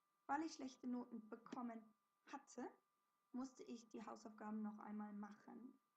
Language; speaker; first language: German; non-native, fluent; English